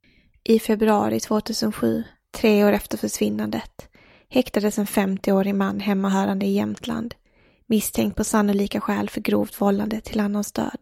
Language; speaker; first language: Swedish; native; Swedish